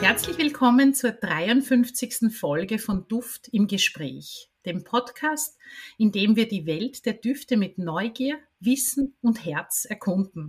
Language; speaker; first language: German; native; German